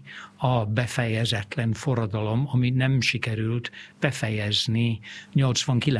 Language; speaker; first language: Hungarian; non-native, fluent; English